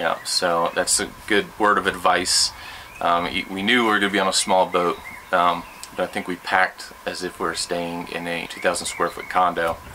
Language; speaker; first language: English; native; English